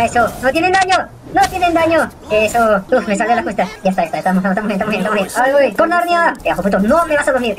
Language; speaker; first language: Spanish; native; Spanish